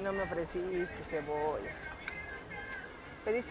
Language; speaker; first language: Spanish; native; Spanish